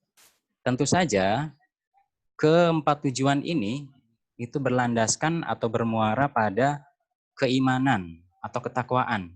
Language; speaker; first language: Indonesian; native; Indonesian